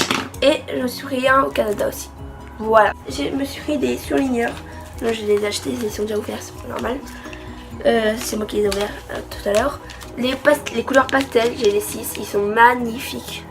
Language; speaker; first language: French; native; French